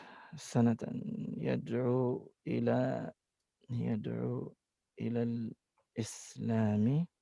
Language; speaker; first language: Arabic; non-native, fluent; English